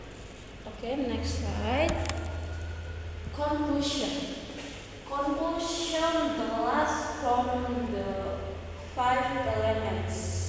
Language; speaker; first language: English; non-native, learner; Indonesian